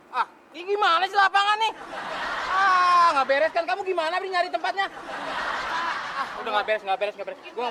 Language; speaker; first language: Indonesian; native; Indonesian